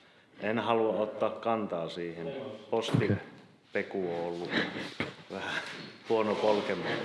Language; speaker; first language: Finnish; native; Finnish